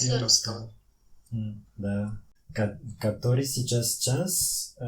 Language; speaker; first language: Russian; non-native, learner; French